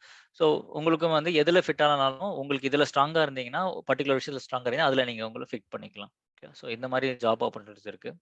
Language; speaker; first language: Tamil; native; Tamil